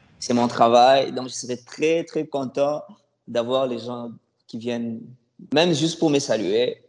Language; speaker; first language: French; non-native, local second language; Lingala